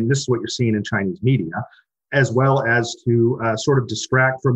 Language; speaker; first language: English; native; English